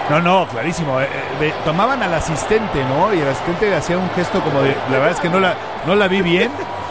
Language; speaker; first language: Spanish; native; Spanish